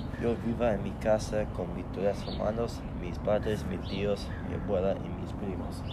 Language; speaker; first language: Spanish; non-native, learner; English